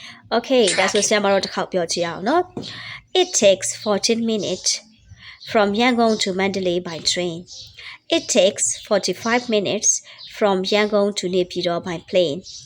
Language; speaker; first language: English; non-native, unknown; Burmese